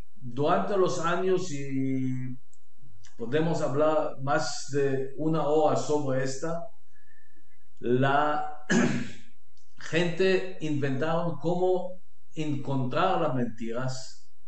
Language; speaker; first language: Spanish; non-native, learner; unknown